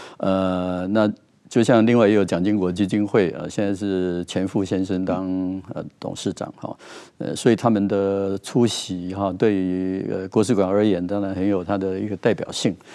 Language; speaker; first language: Chinese; native; Chinese